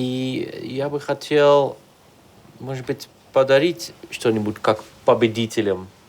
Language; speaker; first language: Russian; non-native, fluent; Dutch